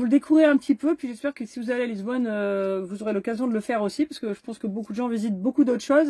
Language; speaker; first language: French; native; French